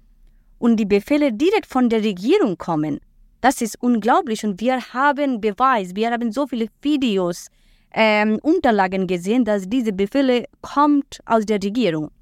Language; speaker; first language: German; non-native, fluent; Bangla